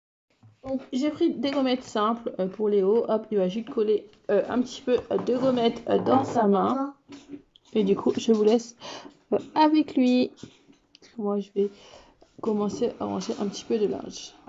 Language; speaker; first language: French; native; French